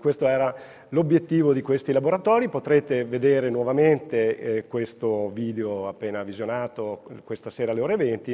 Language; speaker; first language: Italian; native; Italian